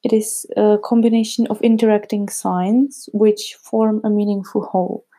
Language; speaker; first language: English; non-native, fluent; Czech